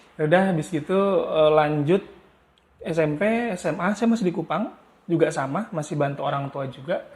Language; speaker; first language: Indonesian; native; Indonesian